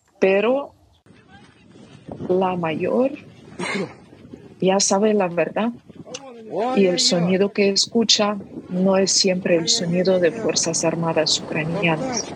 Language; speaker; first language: Spanish; non-native, fluent; Ukrainian